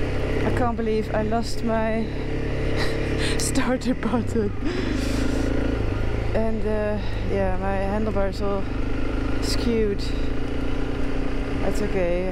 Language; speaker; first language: English; non-native, fluent; Dutch